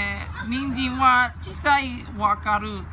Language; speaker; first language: Japanese; non-native, learner; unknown